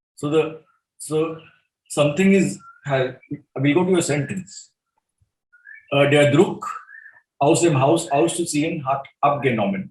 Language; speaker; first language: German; non-native, fluent; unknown